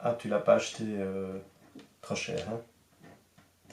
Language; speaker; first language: French; native; French